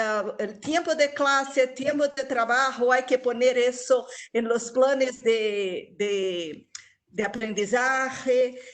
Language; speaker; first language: Spanish; non-native, local second language; Portuguese